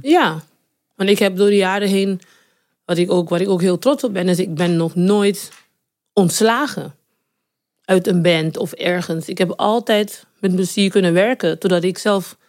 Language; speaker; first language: Dutch; native; Dutch